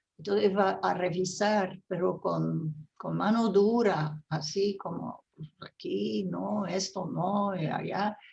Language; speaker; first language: Spanish; non-native, fluent; Dutch